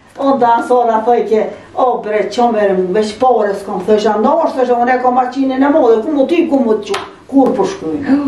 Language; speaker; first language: Albanian; early bilingual, heritage; Albanian